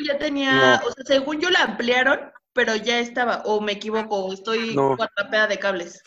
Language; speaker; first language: Spanish; native; Spanish